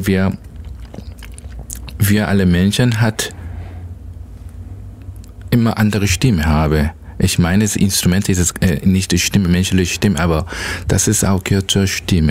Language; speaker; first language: German; non-native, learner; Korean